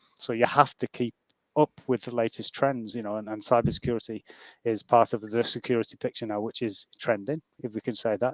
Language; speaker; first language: English; native; English